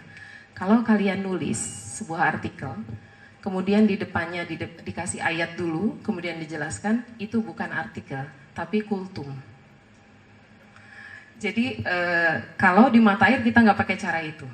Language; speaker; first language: Indonesian; native; Indonesian